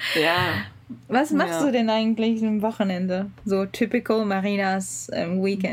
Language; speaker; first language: German; non-native, learner; Japanese